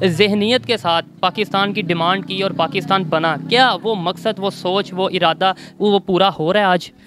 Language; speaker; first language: Urdu; native; Urdu